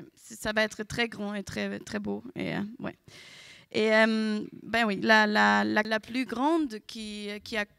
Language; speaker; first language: French; non-native, fluent; German